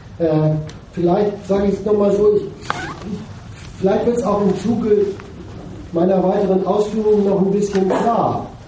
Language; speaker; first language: German; native; German